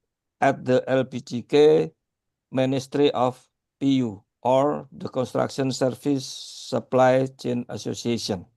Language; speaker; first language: English; non-native, learner; Indonesian